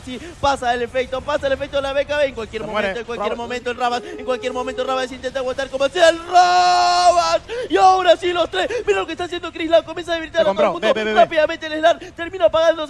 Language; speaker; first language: Spanish; native; Spanish